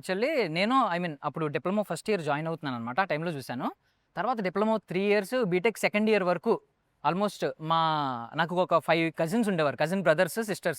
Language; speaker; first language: Telugu; native; Telugu